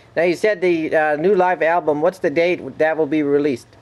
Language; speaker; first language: English; native; English